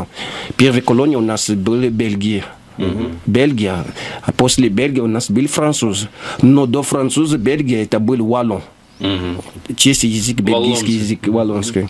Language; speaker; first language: Russian; non-native, learner; Lingala